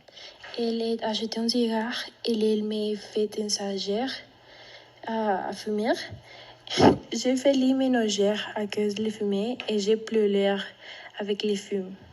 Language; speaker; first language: French; non-native, learner; Spanish